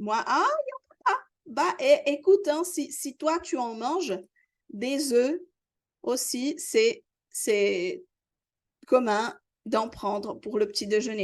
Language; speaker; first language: French; non-native, fluent; Portuguese